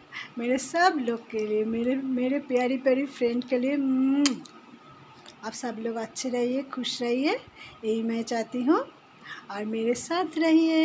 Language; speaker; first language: Hindi; non-native, local second language; Assamese